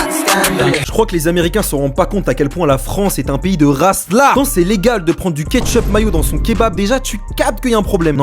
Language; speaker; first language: French; native; French